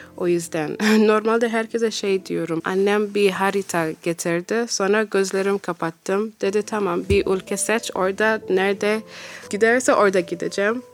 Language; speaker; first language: Turkish; non-native, learner; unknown